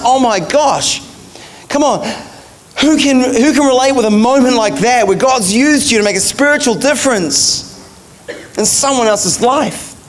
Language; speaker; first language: English; native; English